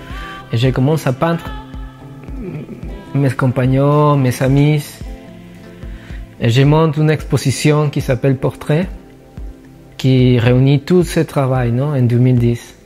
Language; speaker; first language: French; non-native, fluent; Spanish